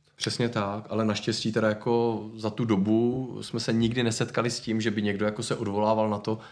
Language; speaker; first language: Czech; native; Czech